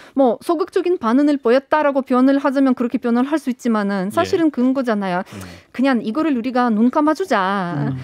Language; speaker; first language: Korean; non-native, fluent; Ukrainian